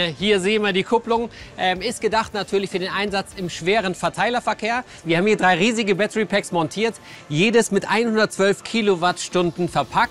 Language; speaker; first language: German; native; German